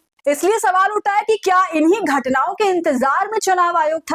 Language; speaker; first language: Hindi; native; Hindi